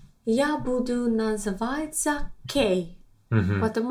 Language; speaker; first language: Russian; non-native, learner; English